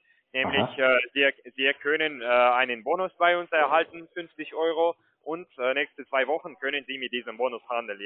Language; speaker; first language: German; non-native, fluent; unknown